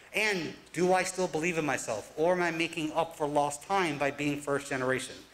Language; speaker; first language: English; native; English